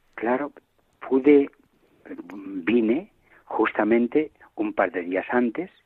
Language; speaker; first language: Spanish; native; Spanish